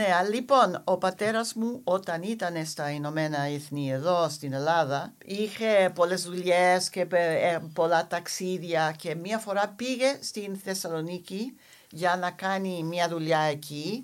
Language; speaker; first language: Greek; non-native, learner; English